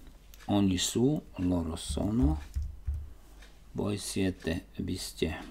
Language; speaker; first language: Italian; non-native, learner; Slovak